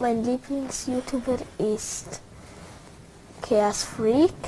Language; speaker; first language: German; early bilingual, other home language; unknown